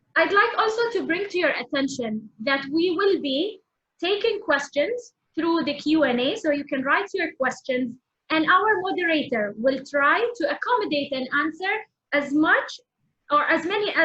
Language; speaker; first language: English; non-native, fluent; Arabic